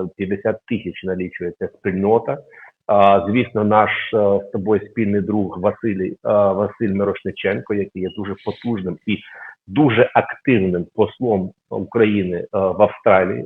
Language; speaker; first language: Ukrainian; native; Ukrainian